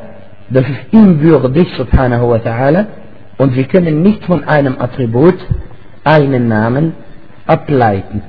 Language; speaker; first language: German; non-native, fluent; Arabic